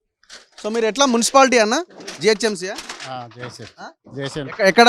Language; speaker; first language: Telugu; native; Telugu